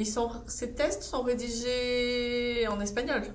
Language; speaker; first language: French; native; French